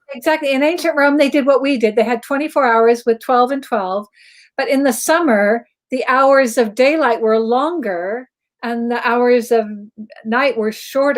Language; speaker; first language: English; native; English